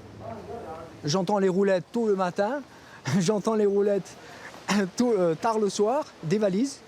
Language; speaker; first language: French; native; French